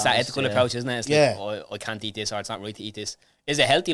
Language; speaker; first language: English; native; English